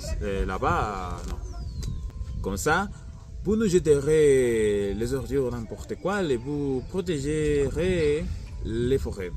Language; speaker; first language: French; non-native, learner; Spanish